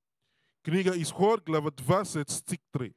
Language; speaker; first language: Russian; non-native, learner; Portuguese